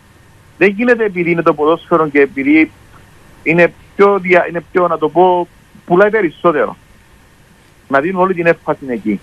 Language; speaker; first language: Greek; native; Greek